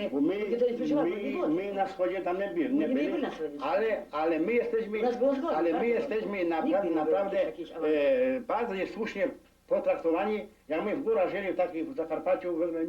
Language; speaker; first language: Polish; non-native, local second language; Rusyn